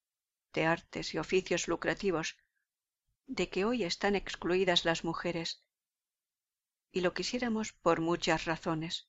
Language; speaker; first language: Spanish; native; Spanish